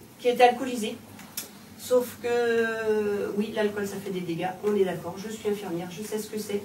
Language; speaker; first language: French; native; French